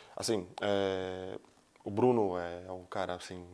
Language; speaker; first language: Portuguese; native; Portuguese